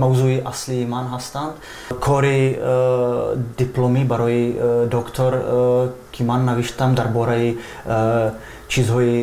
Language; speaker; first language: Persian; non-native, fluent; Czech